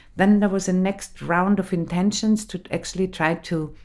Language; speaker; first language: English; non-native, fluent; German